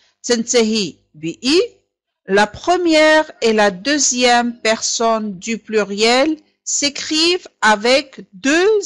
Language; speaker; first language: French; non-native, fluent; Arabic